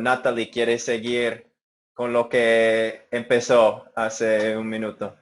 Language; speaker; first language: Spanish; non-native, fluent; English